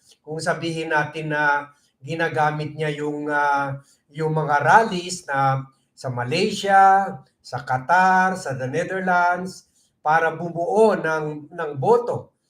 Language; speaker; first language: Filipino; native; Filipino